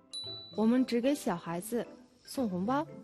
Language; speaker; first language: Chinese; non-native, fluent; Mongolian